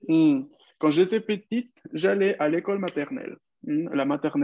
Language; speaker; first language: French; non-native, fluent; Spanish